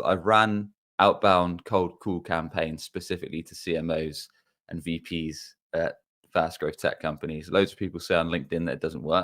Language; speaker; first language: English; native; English